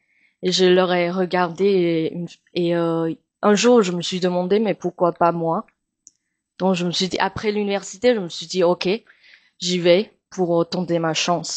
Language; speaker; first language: French; non-native, fluent; Chinese